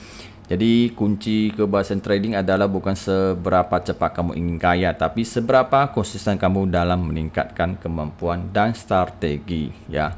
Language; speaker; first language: Indonesian; native; Indonesian